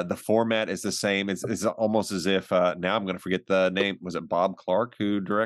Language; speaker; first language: English; native; English